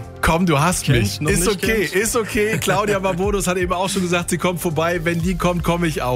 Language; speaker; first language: German; native; German